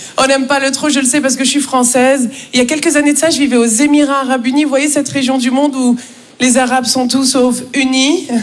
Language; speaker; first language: French; native; French